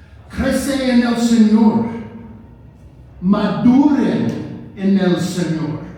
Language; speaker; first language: Spanish; non-native, fluent; English